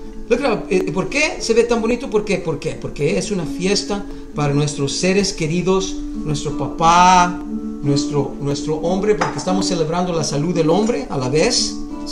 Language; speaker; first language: Spanish; early bilingual, other home language; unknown